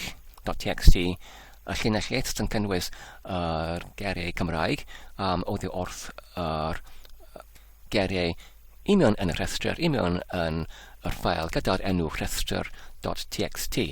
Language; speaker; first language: Welsh; non-native, learner; English